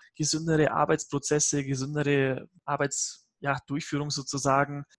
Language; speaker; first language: German; native; German